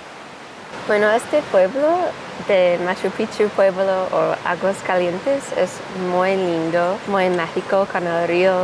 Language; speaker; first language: Spanish; non-native, fluent; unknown